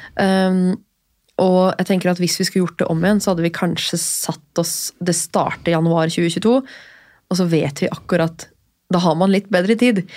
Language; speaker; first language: Norwegian; native; Norwegian